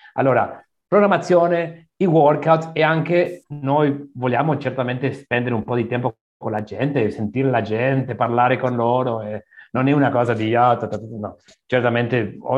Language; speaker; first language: Italian; non-native, learner; Spanish